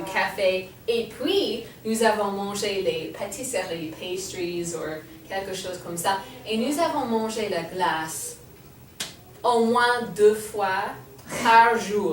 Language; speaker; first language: French; non-native, fluent; English